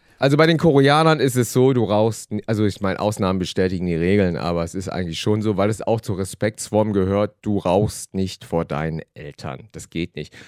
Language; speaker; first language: German; early bilingual, other home language; Korean